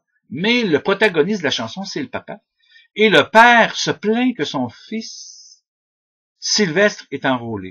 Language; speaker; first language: French; native; French